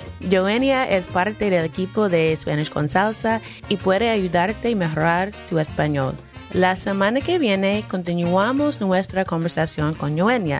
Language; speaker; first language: Spanish; non-native, fluent; English